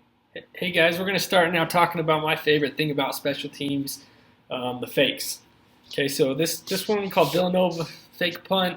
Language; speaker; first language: English; native; English